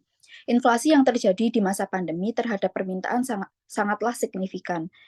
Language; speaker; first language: Indonesian; native; Indonesian